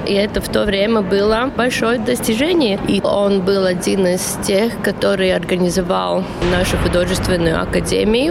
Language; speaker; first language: Russian; non-native, local second language; Latvian